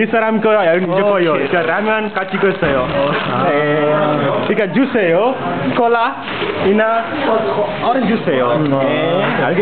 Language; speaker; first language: Korean; non-native, learner; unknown